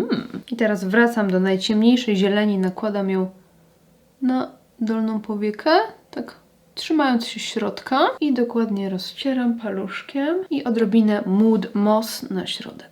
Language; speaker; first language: Polish; native; Polish